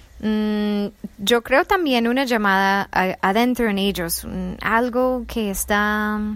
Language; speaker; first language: Spanish; non-native, fluent; English